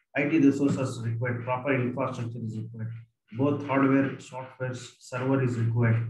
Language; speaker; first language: English; non-native, local second language; Kannada